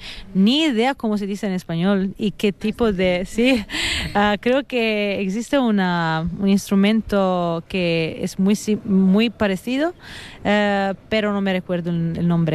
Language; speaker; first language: Spanish; non-native, fluent; Italian